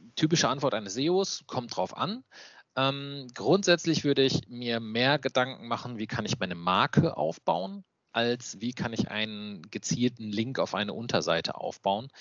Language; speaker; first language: German; native; German